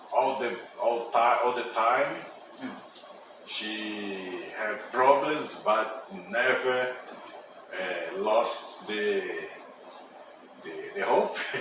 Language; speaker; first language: English; non-native, learner; Portuguese